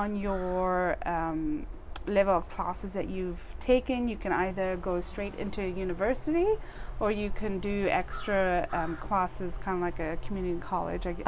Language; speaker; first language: English; native; English